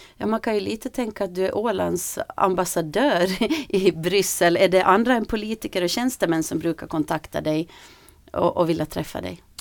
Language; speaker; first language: Swedish; native; Swedish